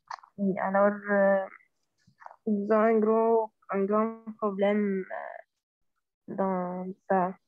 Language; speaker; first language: French; non-native, learner; Arabic